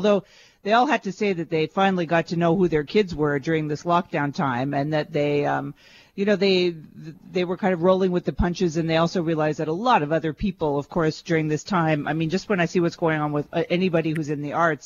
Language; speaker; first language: English; native; English